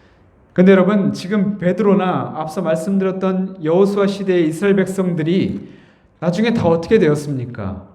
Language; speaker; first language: Korean; native; Korean